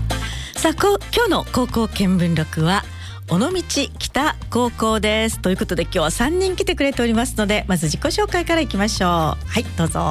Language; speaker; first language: Japanese; native; Japanese